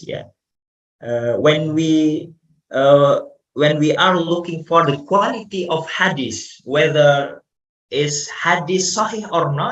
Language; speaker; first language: English; non-native, fluent; Indonesian